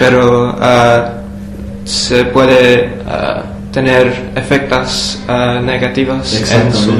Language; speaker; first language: Spanish; non-native, learner; English